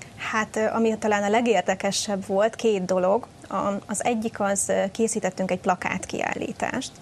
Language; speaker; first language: Hungarian; native; Hungarian